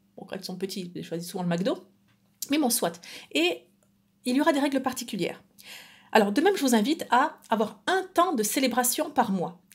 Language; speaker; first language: French; native; French